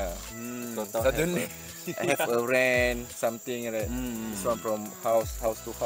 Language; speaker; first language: English; non-native, learner; Malay